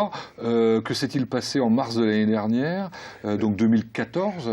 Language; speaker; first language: French; native; French